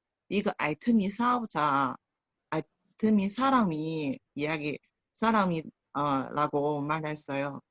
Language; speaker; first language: Korean; non-native, learner; Chinese